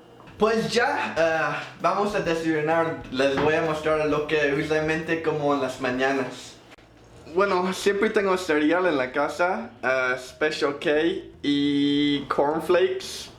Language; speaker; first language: Spanish; non-native, fluent; English